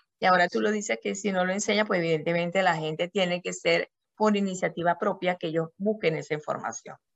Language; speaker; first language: Spanish; native; Spanish